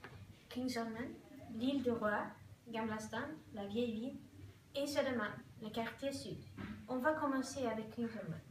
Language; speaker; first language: French; non-native, learner; Swedish